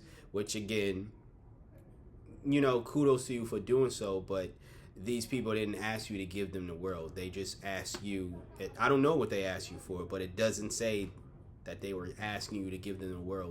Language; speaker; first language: English; native; English